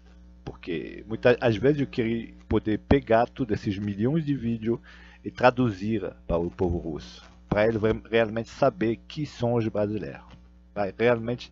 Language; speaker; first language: Portuguese; non-native, fluent; Russian